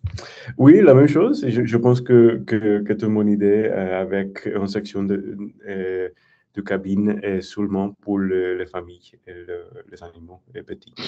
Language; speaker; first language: French; non-native, learner; English